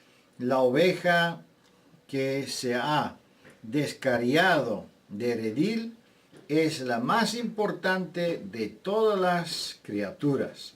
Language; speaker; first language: Spanish; non-native, fluent; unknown